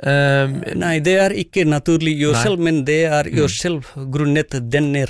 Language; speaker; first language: Norwegian; non-native, fluent; Nepali